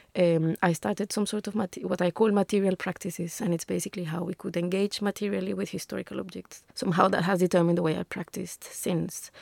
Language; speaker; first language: English; non-native, fluent; Spanish